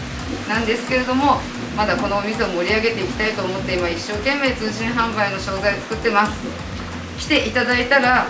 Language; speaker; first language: Japanese; native; Japanese